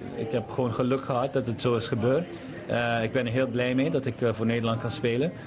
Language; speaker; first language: Dutch; non-native, local second language; Papiamento